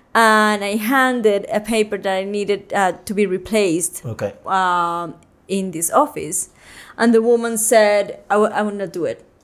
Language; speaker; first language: English; non-native, fluent; Spanish